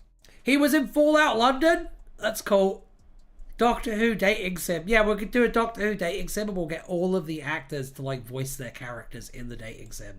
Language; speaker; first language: English; native; English